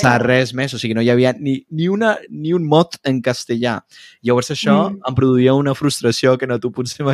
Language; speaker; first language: Catalan; non-native, fluent; Spanish